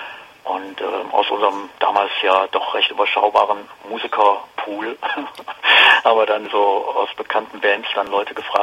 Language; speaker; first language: German; native; German